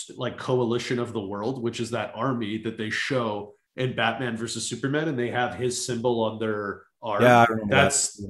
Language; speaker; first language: English; native; English